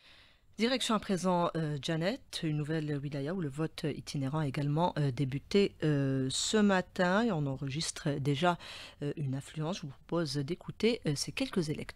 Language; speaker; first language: French; non-native, local second language; Arabic